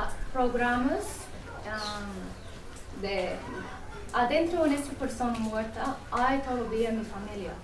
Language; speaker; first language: Spanish; non-native, learner; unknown